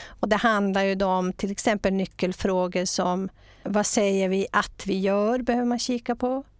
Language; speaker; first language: Swedish; native; Swedish